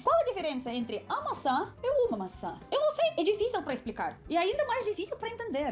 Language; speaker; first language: Portuguese; non-native, fluent; Russian